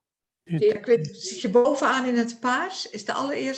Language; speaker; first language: Dutch; native; Dutch